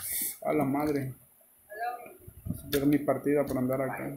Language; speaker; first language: Spanish; native; Spanish